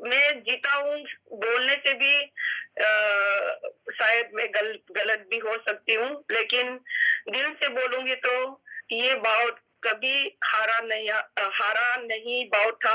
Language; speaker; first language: Hindi; non-native, local second language; Manipuri